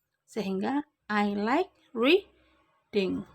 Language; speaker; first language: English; non-native, fluent; Indonesian